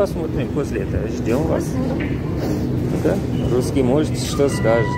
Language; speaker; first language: Russian; non-native, learner; Tajik